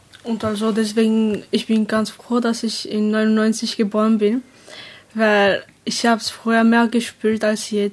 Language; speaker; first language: German; non-native, learner; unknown